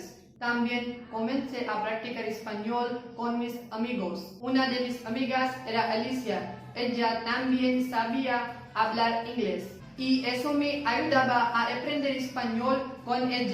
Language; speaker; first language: Spanish; non-native, fluent; Gujarati